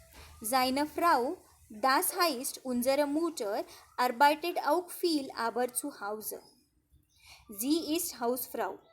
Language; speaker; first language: German; non-native, fluent; Marathi